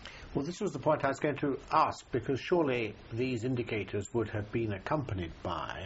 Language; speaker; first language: English; native; English